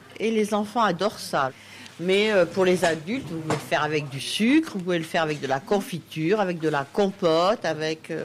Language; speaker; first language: French; native; French